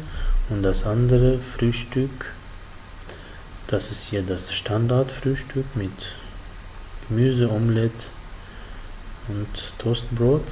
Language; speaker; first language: German; non-native, fluent; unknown